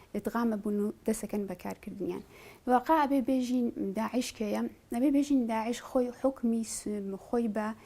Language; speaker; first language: Central Kurdish; non-native, local second language; Southern Kurdish